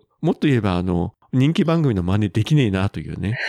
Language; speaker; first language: Japanese; native; Japanese